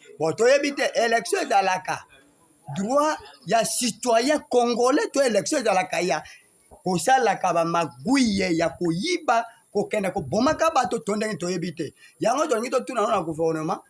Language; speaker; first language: Lingala; native; Lingala